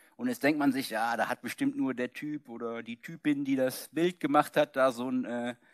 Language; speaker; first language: German; native; German